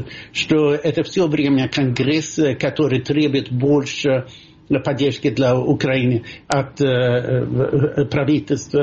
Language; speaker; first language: Russian; non-native, fluent; Swedish